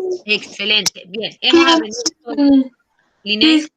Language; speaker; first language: Spanish; native; Spanish